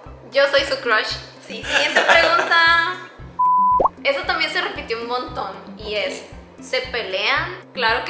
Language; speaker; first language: Spanish; native; Spanish